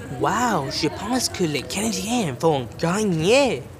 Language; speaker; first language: French; non-native, learner; English